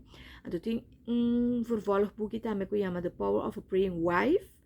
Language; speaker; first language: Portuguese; non-native, learner; Papiamento